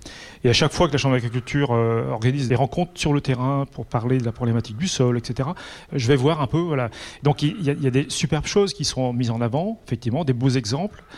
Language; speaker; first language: French; native; French